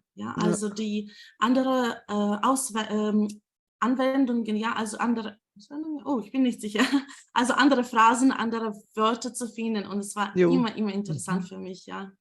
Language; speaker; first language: German; non-native, fluent; Ukrainian